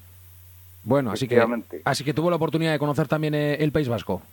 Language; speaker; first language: Spanish; native; Spanish